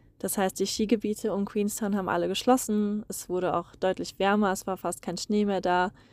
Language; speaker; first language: German; native; German